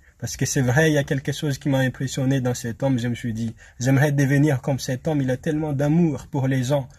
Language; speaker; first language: French; non-native, local second language; Malagasy